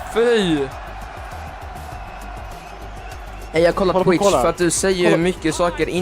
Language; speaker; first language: Swedish; native; Swedish